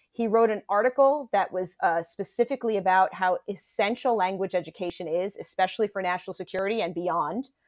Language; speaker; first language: English; native; English